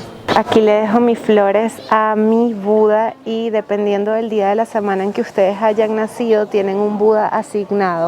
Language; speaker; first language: Spanish; native; Spanish